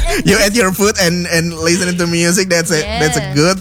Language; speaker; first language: English; non-native, fluent; Indonesian